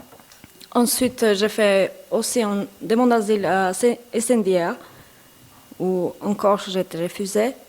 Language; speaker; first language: French; non-native, learner; Albanian